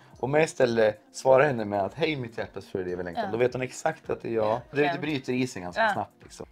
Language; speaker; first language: Swedish; native; Swedish